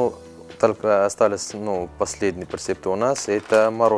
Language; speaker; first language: Russian; non-native, learner; Arabic